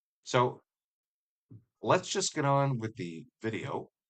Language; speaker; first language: English; native; English